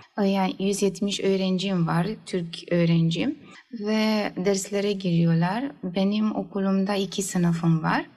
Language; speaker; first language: Turkish; early bilingual, heritage; Turkish